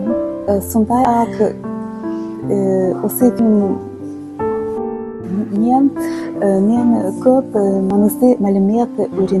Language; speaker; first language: Kazakh; non-native, learner; Russian